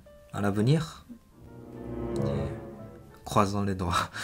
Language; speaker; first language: French; non-native, learner; Japanese